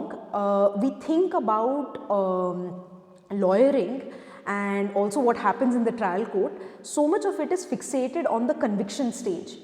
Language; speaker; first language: English; non-native, local second language; Hindi